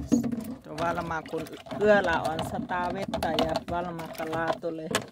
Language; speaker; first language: Finnish; non-native, learner; Thai